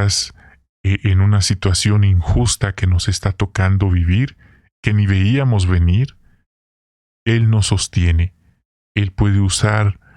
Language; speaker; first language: Spanish; native; Spanish